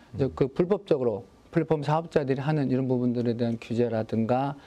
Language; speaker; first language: Korean; native; Korean